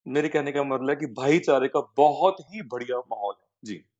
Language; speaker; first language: Hindi; native; Hindi